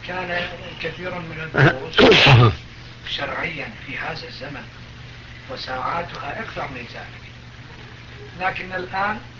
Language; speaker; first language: Arabic; non-native, fluent; Turkish